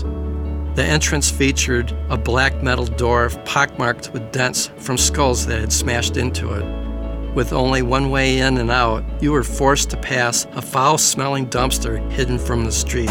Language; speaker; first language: English; native; English